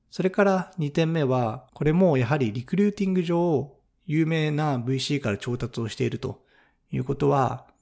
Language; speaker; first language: Japanese; native; Japanese